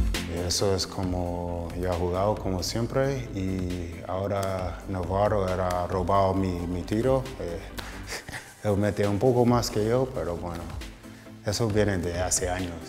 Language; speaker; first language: Spanish; non-native, fluent; English